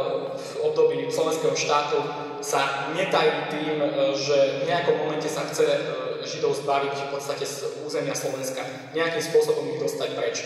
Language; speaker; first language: Slovak; native; Slovak